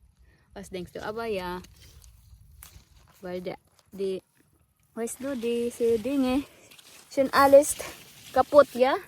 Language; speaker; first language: German; non-native, learner; Filipino